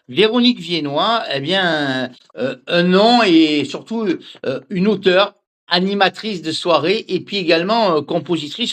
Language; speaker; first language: French; native; French